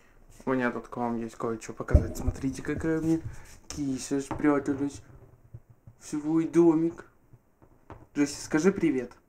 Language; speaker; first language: Russian; native; Russian